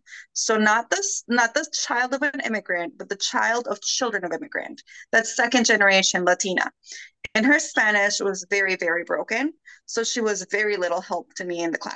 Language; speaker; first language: English; early bilingual, other home language; Spanish